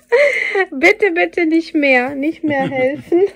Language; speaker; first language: German; non-native, fluent; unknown